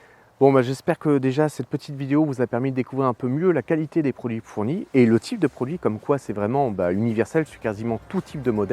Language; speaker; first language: French; native; French